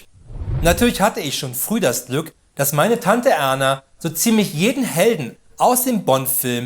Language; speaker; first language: German; native; German